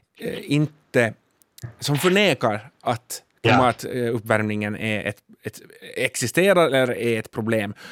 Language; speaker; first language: Swedish; native; Swedish